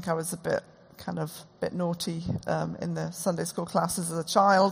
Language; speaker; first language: English; native; English